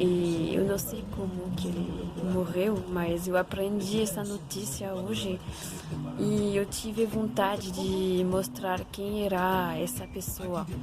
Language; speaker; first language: Portuguese; non-native, fluent; French